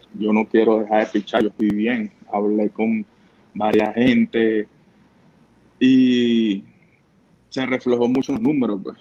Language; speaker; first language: Spanish; native; Spanish